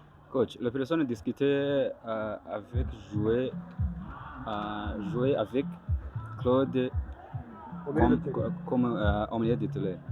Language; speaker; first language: French; non-native, learner; Kinyarwanda